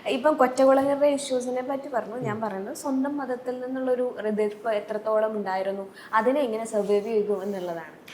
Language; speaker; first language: Malayalam; native; Malayalam